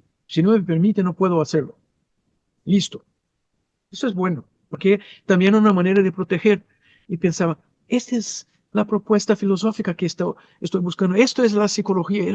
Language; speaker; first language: Spanish; non-native, fluent; Portuguese